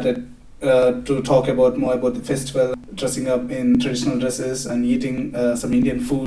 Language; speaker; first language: English; non-native, local second language; Telugu